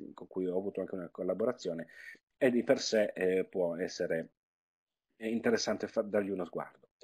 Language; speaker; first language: Italian; native; Italian